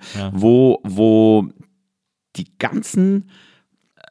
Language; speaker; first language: German; native; German